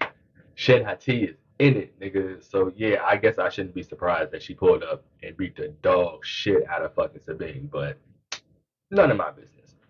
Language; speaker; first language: English; native; English